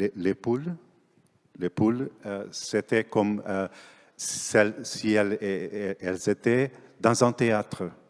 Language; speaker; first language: French; non-native, fluent; Portuguese